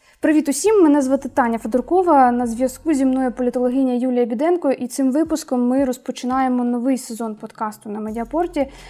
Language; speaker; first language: Ukrainian; native; Ukrainian